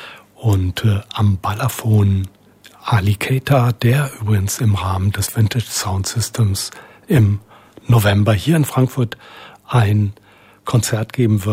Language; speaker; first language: German; native; German